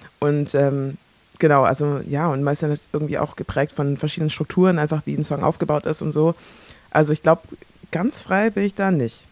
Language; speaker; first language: German; early bilingual, other home language; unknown